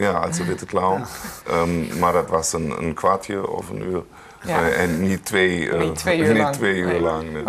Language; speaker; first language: Dutch; non-native, learner; German